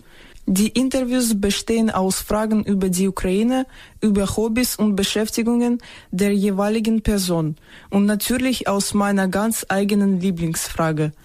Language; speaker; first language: German; non-native, fluent; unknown